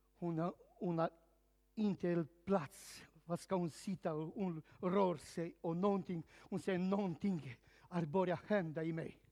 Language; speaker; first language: Swedish; non-native, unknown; Serbian